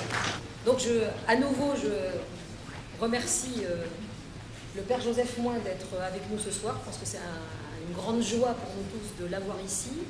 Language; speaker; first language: French; native; French